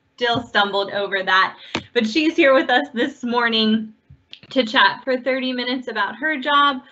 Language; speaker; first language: English; native; English